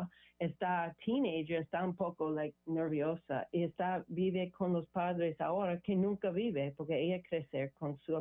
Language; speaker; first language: Spanish; non-native, learner; English